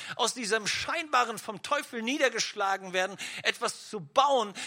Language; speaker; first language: German; native; German